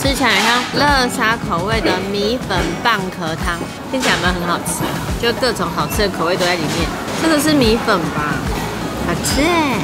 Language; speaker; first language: Chinese; native; Chinese